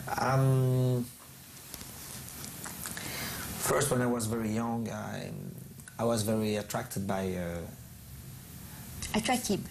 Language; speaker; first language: English; non-native, learner; French